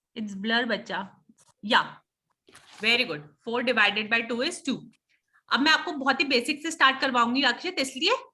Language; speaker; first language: Hindi; native; Hindi